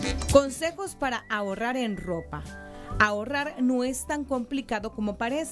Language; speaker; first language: Spanish; native; Spanish